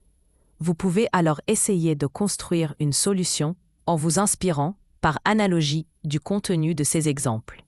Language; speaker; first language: French; native; French